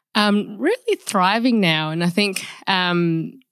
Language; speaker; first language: English; early bilingual, other home language; Indonesian